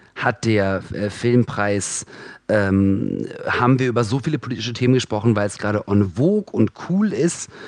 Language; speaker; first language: German; early bilingual, other home language; Russian